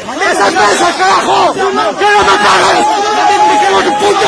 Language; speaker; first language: Spanish; native; Spanish